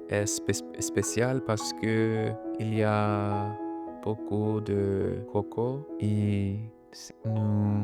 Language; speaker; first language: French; non-native, learner; English